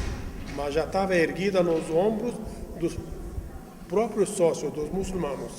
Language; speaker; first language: Portuguese; non-native, fluent; Arabic